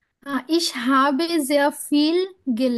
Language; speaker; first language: German; non-native, learner; Bangla